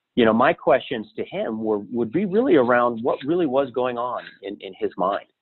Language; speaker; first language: English; native; English